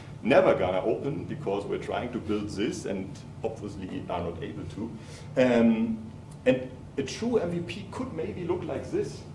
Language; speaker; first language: English; non-native, fluent; German